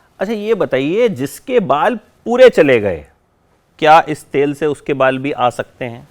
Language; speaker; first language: Hindi; native; Hindi